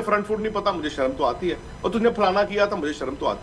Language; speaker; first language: Hindi; native; Hindi